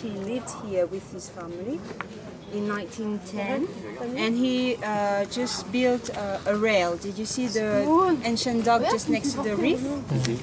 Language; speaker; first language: English; non-native, learner; French